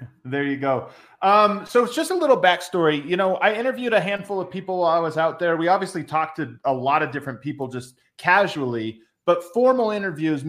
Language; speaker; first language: English; native; English